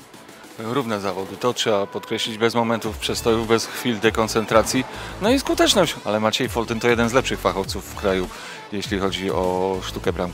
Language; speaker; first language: Polish; native; Polish